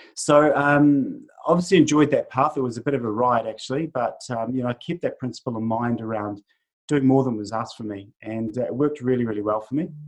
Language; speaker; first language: English; native; English